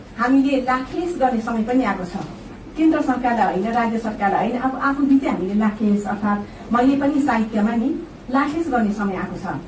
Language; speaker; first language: Nepali; native; Nepali